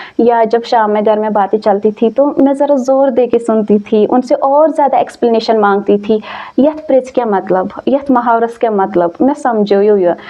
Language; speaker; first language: Urdu; non-native, local second language; Kashmiri